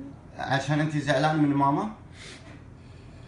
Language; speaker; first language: Arabic; native; Arabic